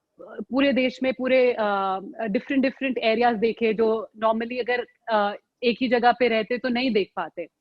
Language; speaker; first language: Hindi; native; Hindi